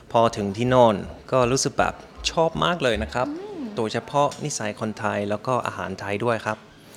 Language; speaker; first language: Thai; non-native, fluent; German